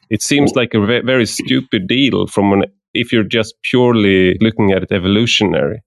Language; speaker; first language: English; non-native, fluent; Swedish